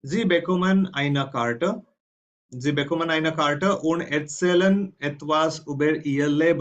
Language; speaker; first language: German; non-native, fluent; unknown